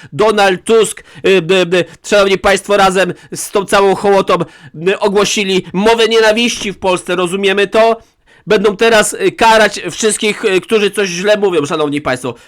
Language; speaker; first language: Polish; native; Polish